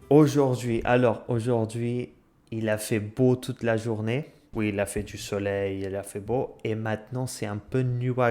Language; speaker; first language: French; non-native, fluent; Portuguese